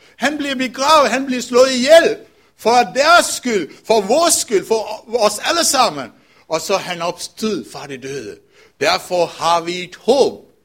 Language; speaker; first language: Danish; non-native, fluent; Tamil